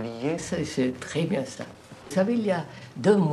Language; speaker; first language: French; non-native, fluent; Telugu